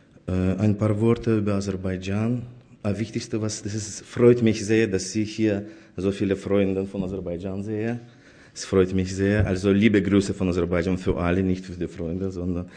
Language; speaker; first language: German; non-native, fluent; Azerbaijani